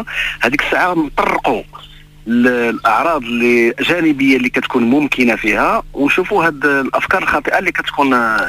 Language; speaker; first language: Arabic; native; Arabic